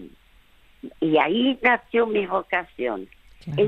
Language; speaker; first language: Spanish; early bilingual, other home language; French